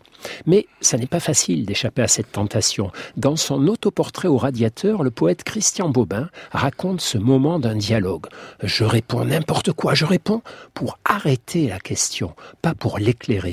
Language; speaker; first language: French; native; French